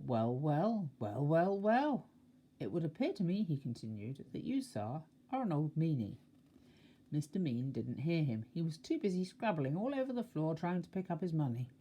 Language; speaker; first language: English; native; English